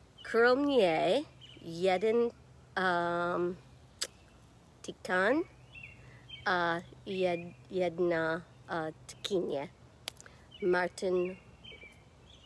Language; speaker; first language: Czech; non-native, learner; English